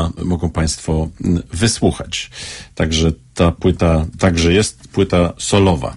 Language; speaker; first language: Polish; native; Polish